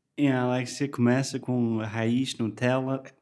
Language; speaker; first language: Portuguese; non-native, fluent; English